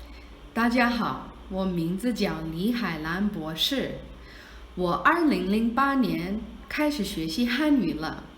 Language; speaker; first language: Chinese; non-native, fluent; English